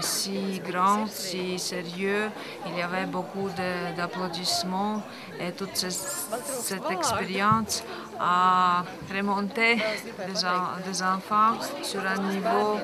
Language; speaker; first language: French; non-native, fluent; Latvian